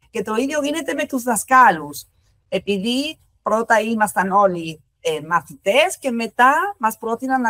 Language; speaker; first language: Greek; non-native, fluent; Spanish